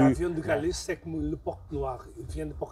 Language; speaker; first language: French; non-native, learner; Portuguese